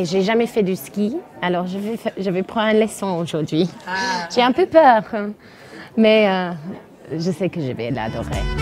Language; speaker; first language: French; non-native, learner; English